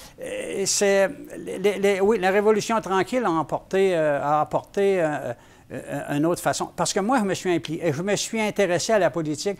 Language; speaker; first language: French; native; French